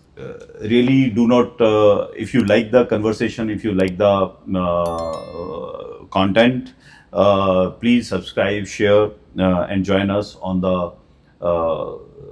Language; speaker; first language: English; non-native, local second language; Hindi